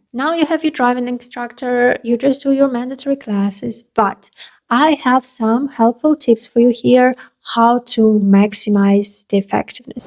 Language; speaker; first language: English; non-native, fluent; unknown